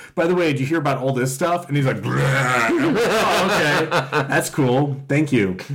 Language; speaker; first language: English; native; English